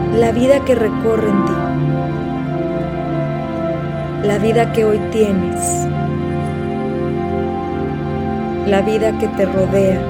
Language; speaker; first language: Spanish; native; Spanish